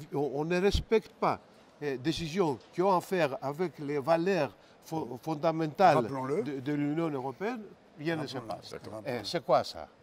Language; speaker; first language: French; non-native, fluent; Greek